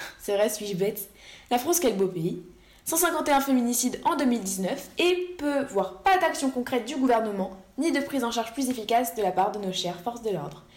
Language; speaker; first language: French; native; French